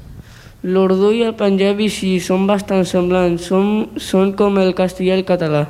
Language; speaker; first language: Catalan; early bilingual, other home language; Punjabi